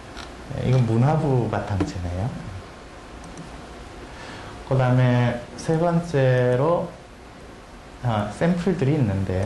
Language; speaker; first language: Korean; native; Korean